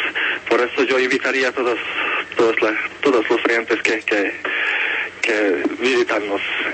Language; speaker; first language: Spanish; non-native, fluent; Hungarian